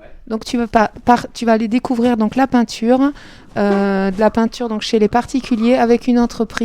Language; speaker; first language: French; native; French